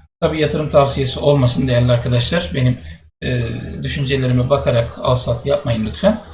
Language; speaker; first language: Turkish; native; Turkish